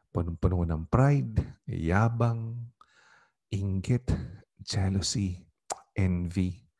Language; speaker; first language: Filipino; non-native, local second language; Pampanga